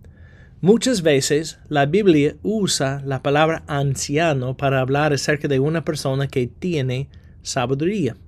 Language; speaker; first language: Spanish; non-native, fluent; English